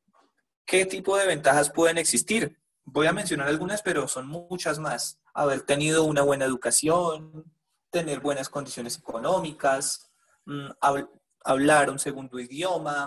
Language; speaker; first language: Spanish; native; Spanish